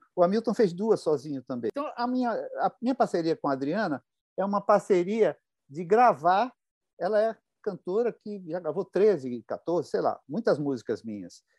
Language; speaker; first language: Portuguese; native; Portuguese